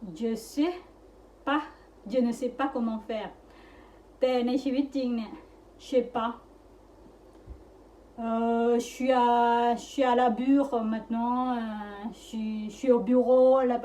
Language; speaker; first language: French; non-native, learner; Thai